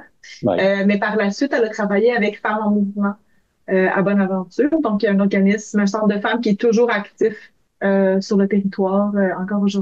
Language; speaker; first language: French; native; French